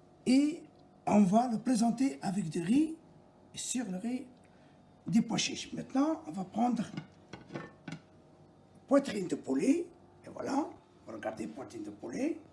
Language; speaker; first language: French; non-native, local second language; Arabic